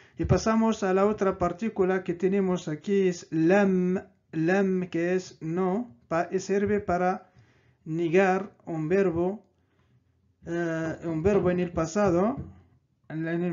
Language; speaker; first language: Spanish; non-native, fluent; Arabic